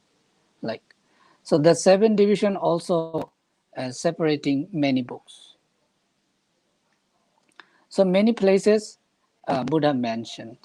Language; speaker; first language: English; non-native, fluent; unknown